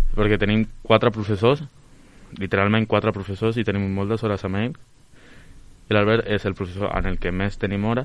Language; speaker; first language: Catalan; non-native, local second language; Spanish